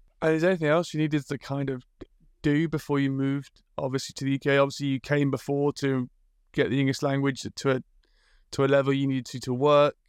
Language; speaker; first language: English; native; English